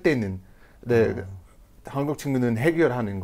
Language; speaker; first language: Korean; non-native, fluent; English